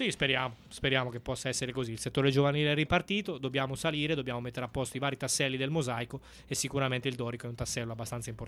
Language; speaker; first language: Italian; native; Italian